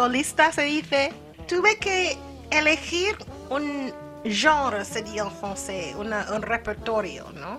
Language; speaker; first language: Spanish; non-native, fluent; English